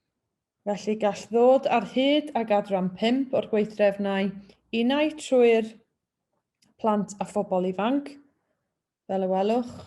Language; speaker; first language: Welsh; native; Welsh